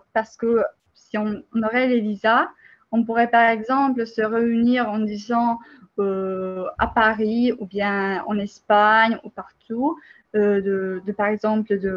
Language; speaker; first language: French; non-native, fluent; Albanian